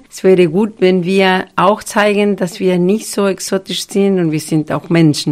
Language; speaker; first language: German; non-native, fluent; Spanish